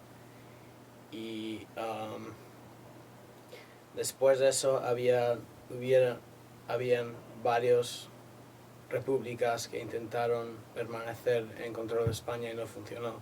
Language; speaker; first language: Spanish; native; Spanish